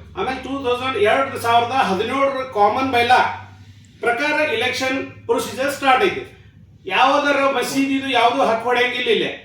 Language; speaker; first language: Kannada; non-native, local second language; Urdu